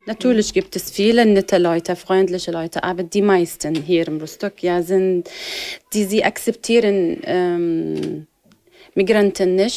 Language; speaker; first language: German; non-native, learner; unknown